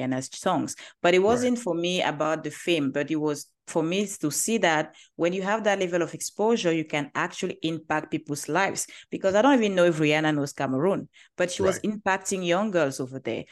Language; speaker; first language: English; non-native, local second language; French